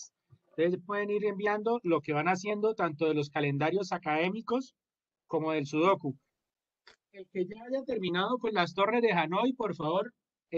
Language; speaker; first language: Spanish; native; Spanish